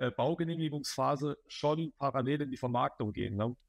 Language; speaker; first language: German; native; German